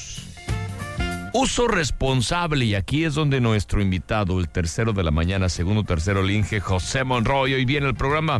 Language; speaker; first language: Spanish; native; Spanish